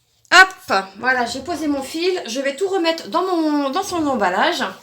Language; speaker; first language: French; native; French